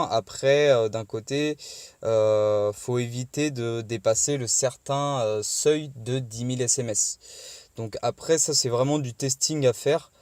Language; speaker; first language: French; native; French